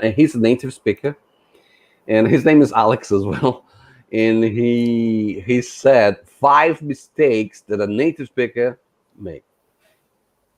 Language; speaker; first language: English; non-native, fluent; Portuguese